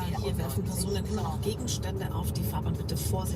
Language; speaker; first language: German; native; German